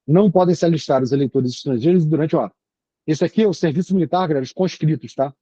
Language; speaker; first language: Portuguese; native; Portuguese